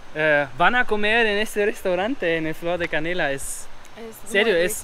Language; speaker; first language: Spanish; non-native, learner; German